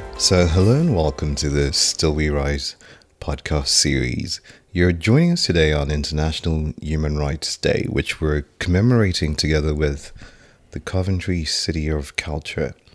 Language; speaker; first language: English; native; English